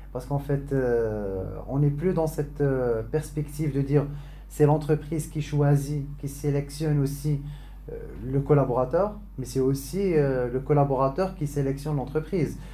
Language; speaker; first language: French; non-native, local second language; Arabic